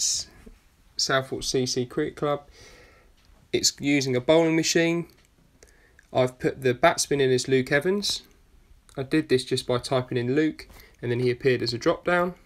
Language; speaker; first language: English; native; English